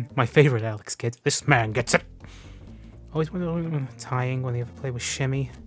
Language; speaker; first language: English; native; English